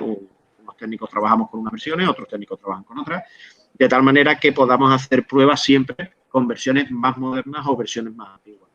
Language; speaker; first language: Spanish; native; Spanish